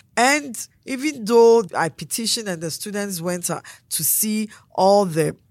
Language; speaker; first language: English; non-native, local second language; Akan